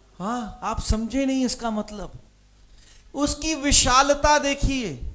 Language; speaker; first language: Hindi; non-native, local second language; Punjabi